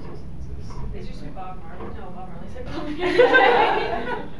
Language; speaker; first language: French; non-native, learner; English